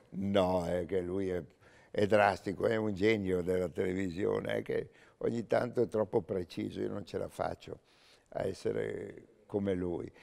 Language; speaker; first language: Italian; native; Italian